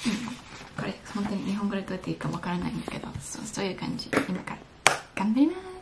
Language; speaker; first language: Japanese; early bilingual, heritage; English